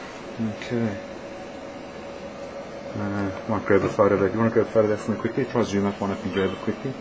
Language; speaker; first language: English; native; English